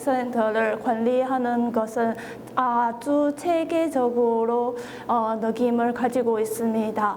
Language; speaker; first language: Korean; non-native, fluent; Chinese